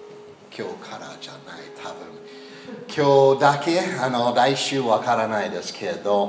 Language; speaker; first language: Japanese; non-native, learner; English